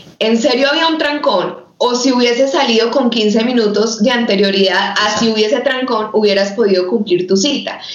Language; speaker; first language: Spanish; native; Spanish